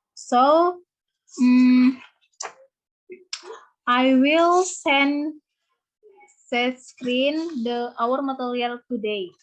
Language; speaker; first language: English; non-native, learner; Indonesian